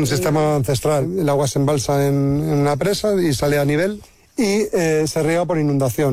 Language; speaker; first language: Spanish; native; Spanish